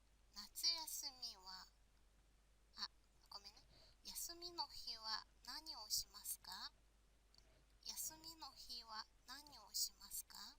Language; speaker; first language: Japanese; non-native, fluent; Mongolian